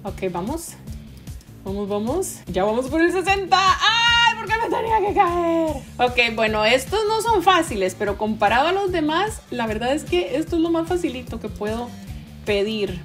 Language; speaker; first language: Spanish; native; Spanish